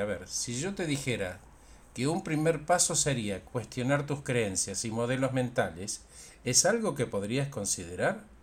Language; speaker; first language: Spanish; native; Spanish